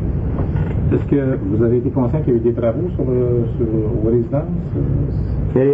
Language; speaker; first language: French; native; French